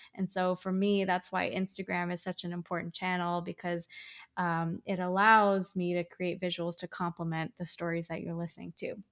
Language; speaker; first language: English; native; English